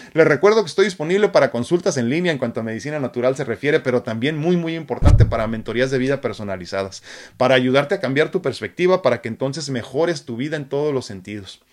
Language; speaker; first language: Spanish; native; Spanish